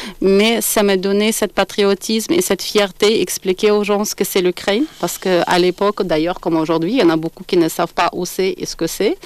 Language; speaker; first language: French; non-native, fluent; Ukrainian